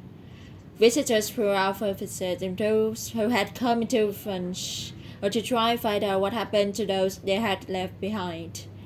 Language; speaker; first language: English; non-native, learner; Vietnamese